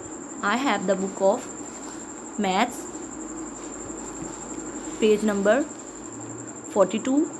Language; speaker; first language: English; non-native, local second language; Urdu